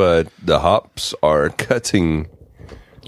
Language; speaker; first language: English; native; English